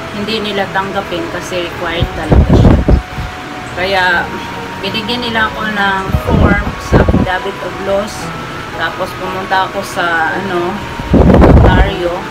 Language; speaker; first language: Filipino; non-native, local second language; Hiligaynon